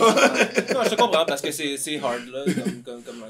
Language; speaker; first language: French; native; French